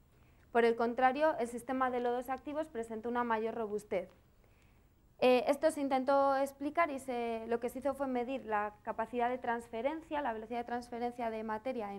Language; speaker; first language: Spanish; native; Spanish